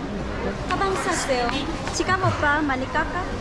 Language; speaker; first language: Korean; non-native, learner; Vietnamese